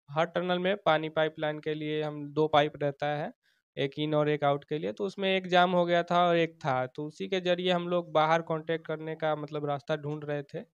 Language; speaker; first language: Hindi; native; Hindi